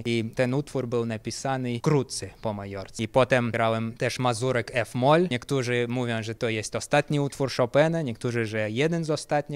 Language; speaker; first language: Polish; non-native, fluent; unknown